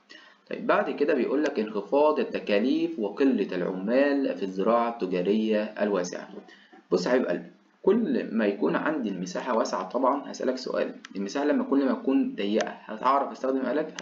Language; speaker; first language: Arabic; native; Arabic